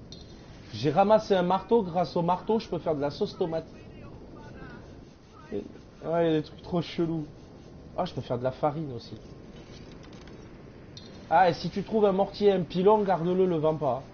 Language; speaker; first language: French; native; French